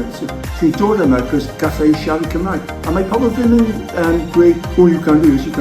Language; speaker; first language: Welsh; non-native, local second language; English